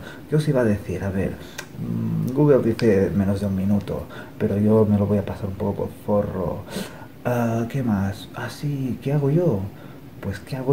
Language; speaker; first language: Spanish; native; Spanish